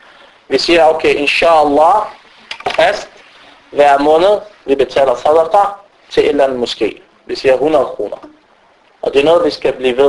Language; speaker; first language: Danish; non-native, fluent; Arabic